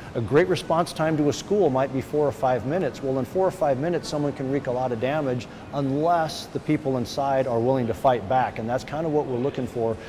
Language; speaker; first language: English; native; English